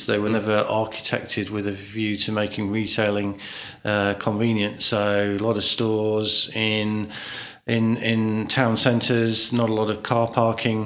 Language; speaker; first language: English; native; English